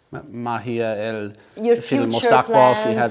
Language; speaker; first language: Arabic; non-native, learner; English